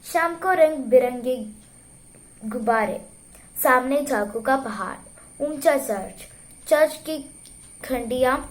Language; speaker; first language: Hindi; non-native, local second language; Malayalam